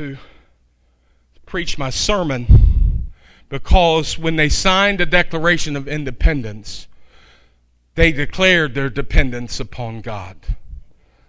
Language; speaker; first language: English; native; English